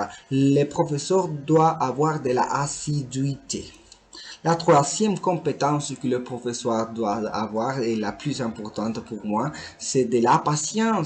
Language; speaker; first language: French; non-native, learner; Spanish